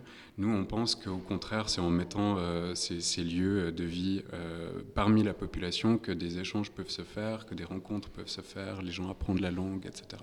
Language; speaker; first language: French; native; French